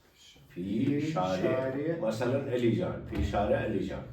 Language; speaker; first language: Arabic; non-native, fluent; Kashmiri